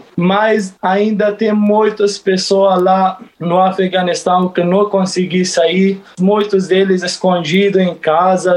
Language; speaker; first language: Portuguese; non-native, learner; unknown